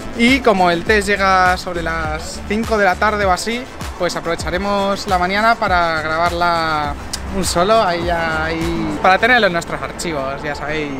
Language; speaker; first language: Spanish; native; Spanish